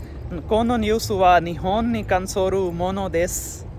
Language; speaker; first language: Japanese; non-native, learner; Urdu